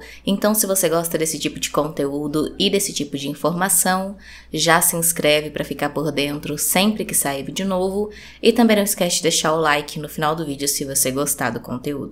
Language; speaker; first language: Portuguese; native; Portuguese